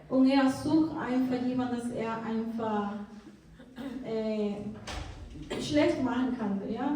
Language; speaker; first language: German; non-native, fluent; Portuguese